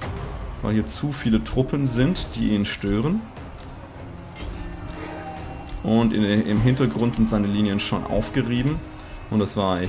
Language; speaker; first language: German; native; German